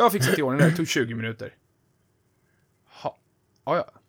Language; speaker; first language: Swedish; native; Swedish